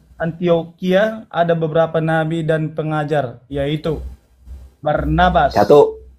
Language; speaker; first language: Indonesian; non-native, local second language; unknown